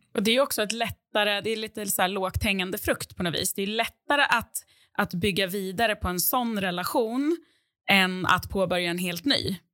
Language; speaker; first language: Swedish; native; Swedish